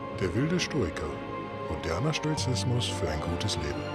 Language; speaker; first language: German; native; German